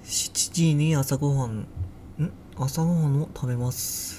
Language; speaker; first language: Japanese; non-native, learner; English